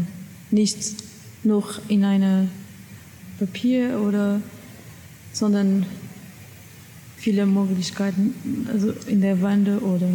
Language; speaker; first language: German; non-native, learner; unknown